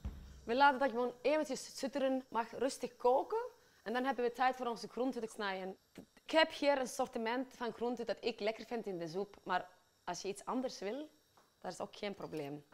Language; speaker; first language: Dutch; non-native, fluent; Icelandic